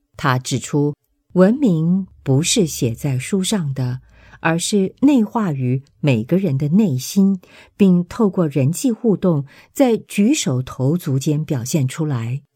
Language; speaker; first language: Chinese; native; Chinese